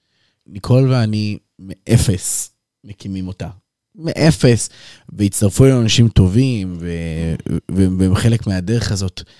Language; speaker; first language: Hebrew; native; Hebrew